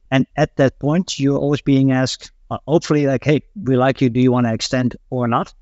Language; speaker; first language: English; non-native, fluent; Dutch